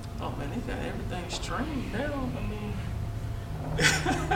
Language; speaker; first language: English; native; English